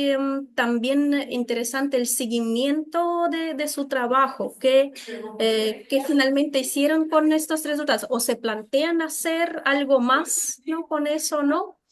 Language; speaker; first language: Spanish; non-native, fluent; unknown